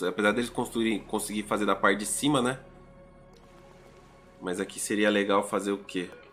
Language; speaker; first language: Portuguese; native; Portuguese